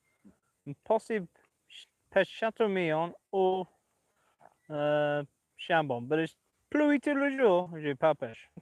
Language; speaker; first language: French; non-native, learner; English